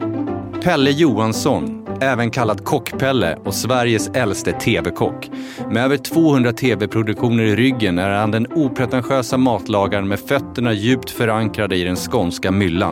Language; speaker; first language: Swedish; native; Swedish